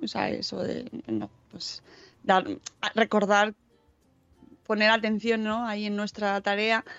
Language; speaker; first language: Spanish; native; Spanish